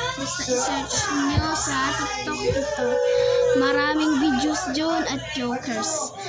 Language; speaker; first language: Filipino; non-native, local second language; Cebuano